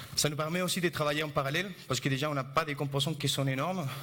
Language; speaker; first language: French; non-native, fluent; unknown